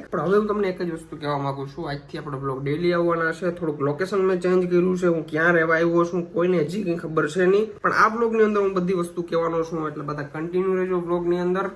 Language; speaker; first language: Gujarati; native; Gujarati